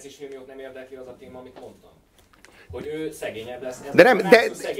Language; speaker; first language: Hungarian; native; Hungarian